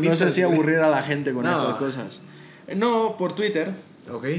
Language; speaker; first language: Spanish; native; Spanish